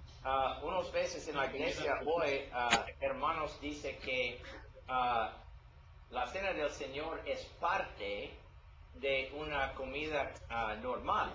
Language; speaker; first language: Spanish; non-native, learner; English